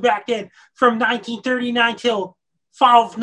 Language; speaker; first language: English; native; English